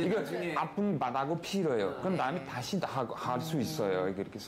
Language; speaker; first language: Korean; non-native, learner; French